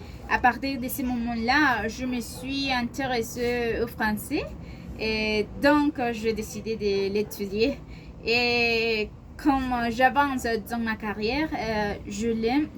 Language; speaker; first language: French; non-native, learner; Spanish